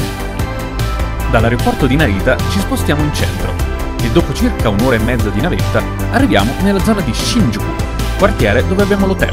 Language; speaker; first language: Italian; native; Italian